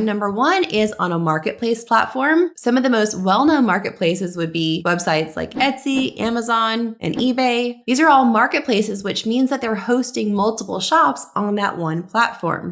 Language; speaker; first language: English; native; English